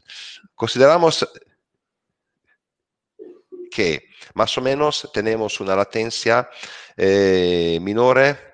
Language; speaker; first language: Spanish; non-native, learner; Italian